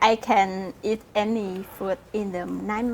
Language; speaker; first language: English; non-native, learner; Vietnamese